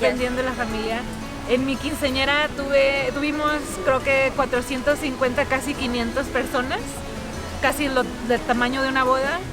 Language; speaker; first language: Spanish; early bilingual, heritage; Spanish